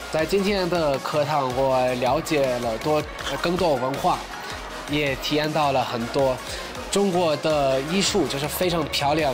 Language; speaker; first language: Chinese; non-native, learner; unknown